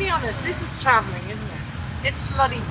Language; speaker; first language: English; native; English